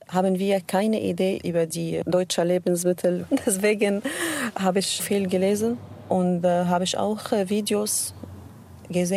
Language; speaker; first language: German; non-native, learner; Arabic